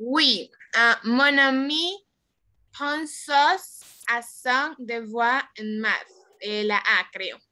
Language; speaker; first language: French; non-native, learner; Spanish